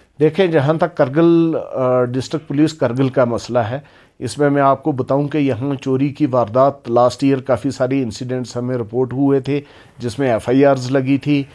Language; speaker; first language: Hindi; non-native, local second language; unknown